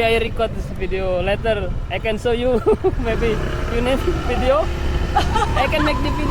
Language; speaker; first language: English; non-native, learner; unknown